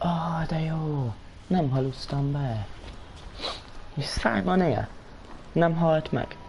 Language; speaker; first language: Hungarian; native; Hungarian